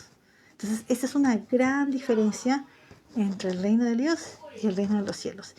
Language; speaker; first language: Spanish; native; Spanish